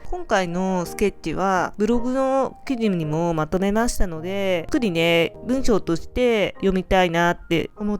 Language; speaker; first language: Japanese; native; Japanese